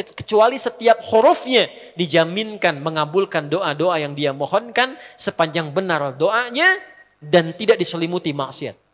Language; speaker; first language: Indonesian; native; Indonesian